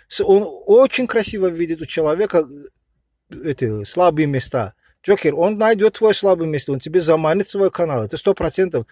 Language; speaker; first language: Russian; non-native, local second language; Azerbaijani